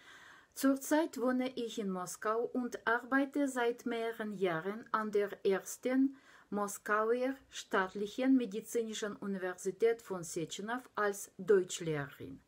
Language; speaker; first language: German; non-native, fluent; Russian